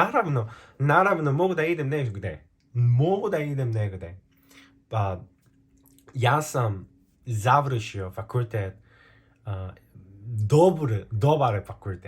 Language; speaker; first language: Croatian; non-native, fluent; Korean